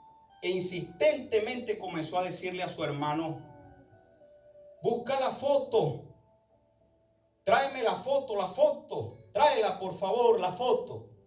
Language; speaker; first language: Spanish; native; Spanish